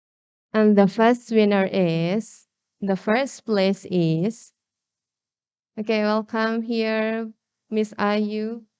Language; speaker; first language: English; non-native, learner; Indonesian